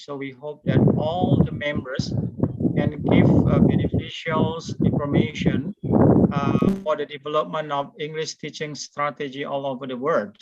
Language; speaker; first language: English; non-native, fluent; Indonesian